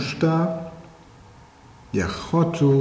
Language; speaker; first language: Russian; non-native, learner; German